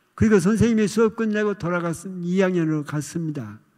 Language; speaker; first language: Korean; native; Korean